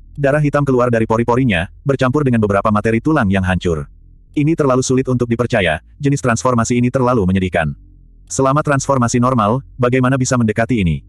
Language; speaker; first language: Indonesian; native; Indonesian